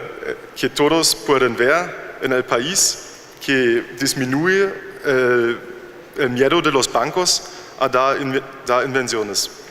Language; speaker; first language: Spanish; non-native, learner; German